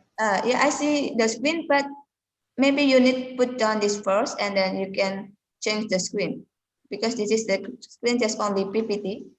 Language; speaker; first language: English; non-native, learner; Indonesian